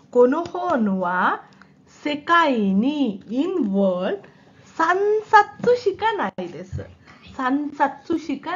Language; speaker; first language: Japanese; non-native, fluent; Hindi